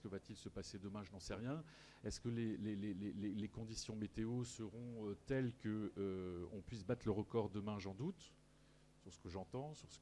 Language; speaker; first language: French; native; French